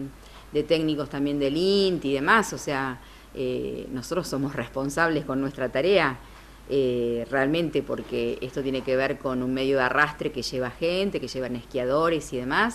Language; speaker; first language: Spanish; native; Spanish